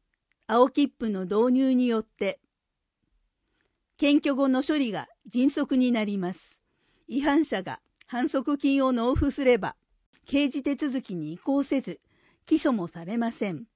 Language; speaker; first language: Japanese; native; Japanese